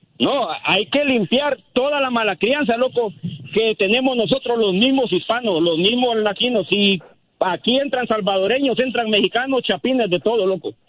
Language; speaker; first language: Spanish; native; Spanish